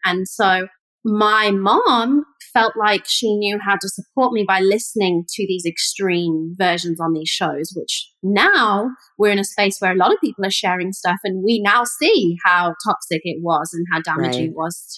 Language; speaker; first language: English; native; English